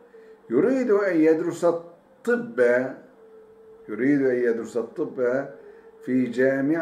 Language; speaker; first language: Arabic; non-native, fluent; Turkish